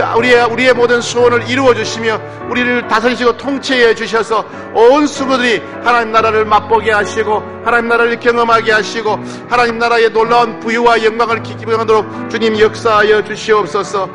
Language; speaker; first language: Korean; native; Korean